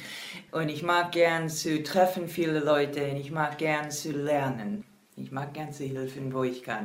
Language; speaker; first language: German; non-native, learner; English